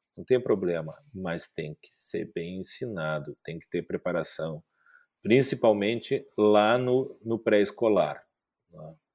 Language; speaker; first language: Portuguese; native; Portuguese